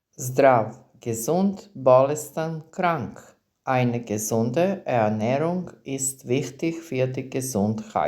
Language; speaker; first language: German; non-native, fluent; Serbian